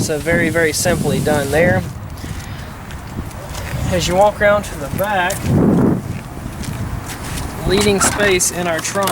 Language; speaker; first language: English; native; English